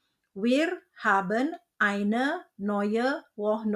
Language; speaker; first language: German; non-native, fluent; Indonesian